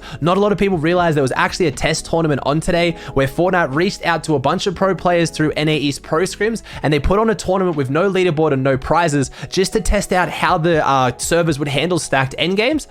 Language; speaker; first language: English; native; English